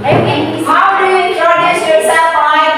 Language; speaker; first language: English; non-native, learner; Indonesian